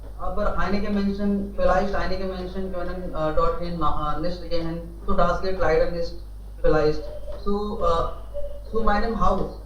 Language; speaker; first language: German; non-native, learner; Hindi